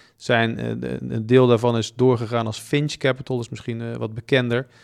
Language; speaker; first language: Dutch; native; Dutch